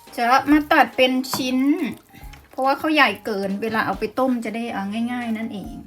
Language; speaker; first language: Thai; native; Thai